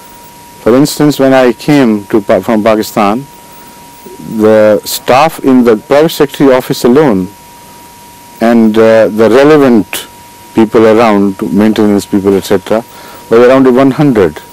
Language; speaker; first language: English; non-native, local second language; Urdu